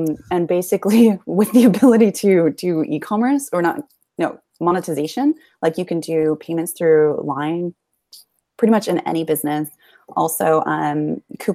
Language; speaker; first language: English; native; English